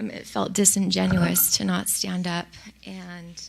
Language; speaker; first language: English; early bilingual, other home language; Spanish